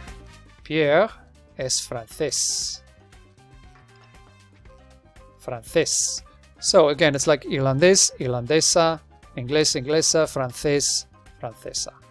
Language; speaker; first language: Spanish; non-native, fluent; English